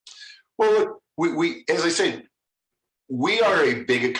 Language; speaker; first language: English; native; English